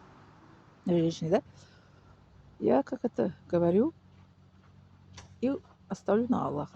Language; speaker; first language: Russian; non-native, learner; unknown